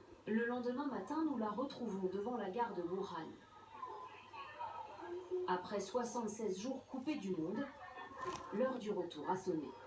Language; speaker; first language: French; native; French